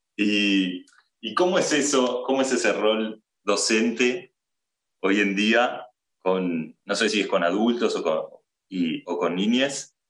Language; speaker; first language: Spanish; native; Spanish